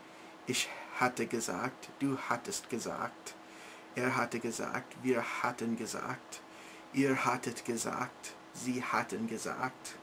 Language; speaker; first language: German; non-native, learner; English